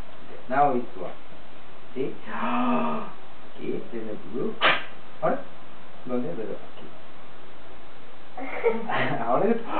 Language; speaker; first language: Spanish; non-native, learner; Japanese